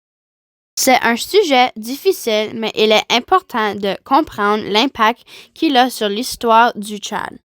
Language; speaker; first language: French; non-native, learner; English